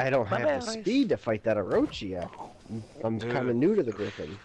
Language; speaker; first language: English; native; English